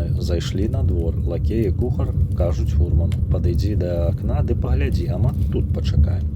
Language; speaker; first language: Belarusian; native; Belarusian